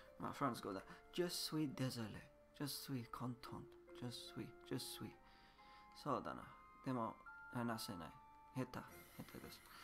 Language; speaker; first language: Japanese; non-native, learner; English